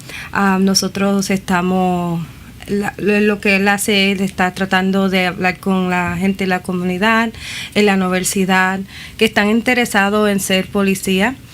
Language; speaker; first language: Spanish; early bilingual, other home language; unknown